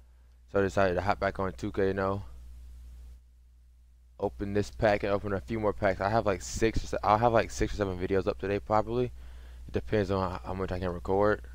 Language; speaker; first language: English; native; English